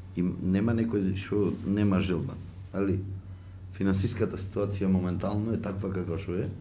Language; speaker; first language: Macedonian; native; Macedonian